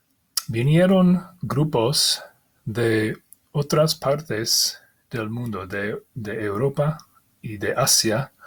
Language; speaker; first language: Spanish; non-native, fluent; English